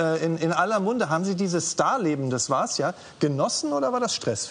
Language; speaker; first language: German; native; German